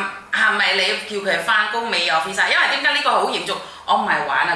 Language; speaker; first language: Cantonese; non-native, fluent; Indonesian